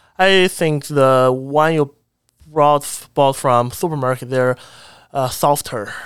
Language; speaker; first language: English; non-native, fluent; Chinese